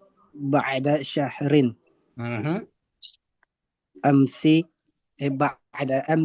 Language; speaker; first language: Arabic; non-native, learner; Indonesian